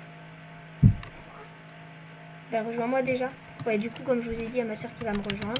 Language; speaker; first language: French; native; French